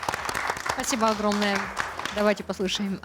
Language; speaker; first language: Russian; native; Russian